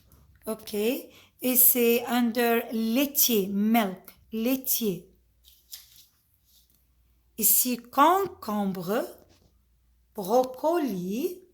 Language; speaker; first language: French; non-native, fluent; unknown